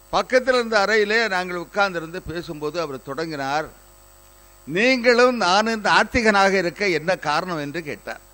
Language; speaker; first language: Tamil; native; Tamil